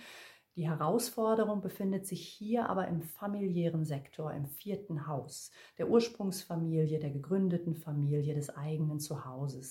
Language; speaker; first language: German; native; German